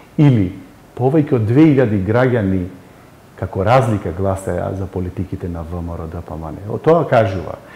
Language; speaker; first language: Macedonian; native; Macedonian